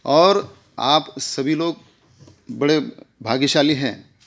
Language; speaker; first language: Hindi; non-native, local second language; Marathi